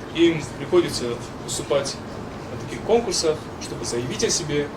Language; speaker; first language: Russian; non-native, local second language; Kazakh